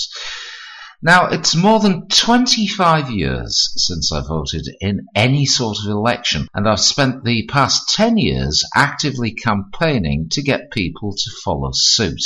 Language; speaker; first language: English; native; English